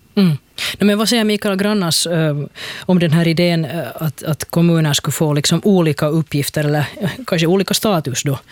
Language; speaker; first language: Swedish; native; Swedish